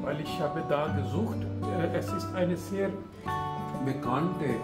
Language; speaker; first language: German; non-native, learner; Urdu